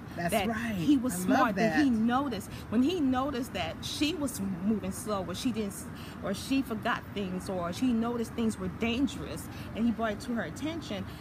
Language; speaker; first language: English; native; English